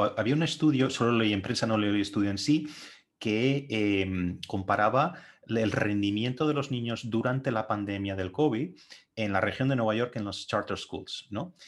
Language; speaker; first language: Spanish; native; Spanish